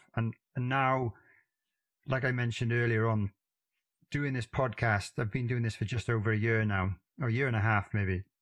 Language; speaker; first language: English; native; English